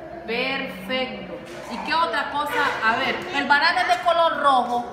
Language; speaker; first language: Spanish; native; Spanish